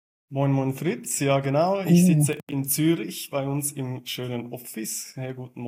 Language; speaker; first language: German; native; German